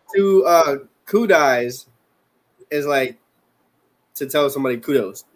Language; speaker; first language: English; non-native, fluent; Spanish